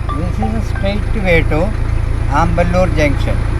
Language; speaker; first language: English; non-native, local second language; Malayalam